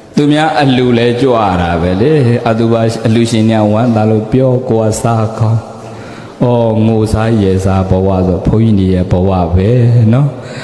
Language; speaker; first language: Burmese; native; Burmese